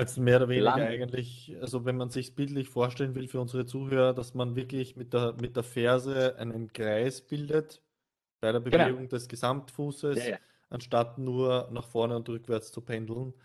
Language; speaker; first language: German; native; German